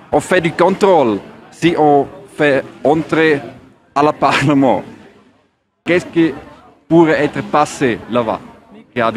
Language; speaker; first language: French; non-native, learner; German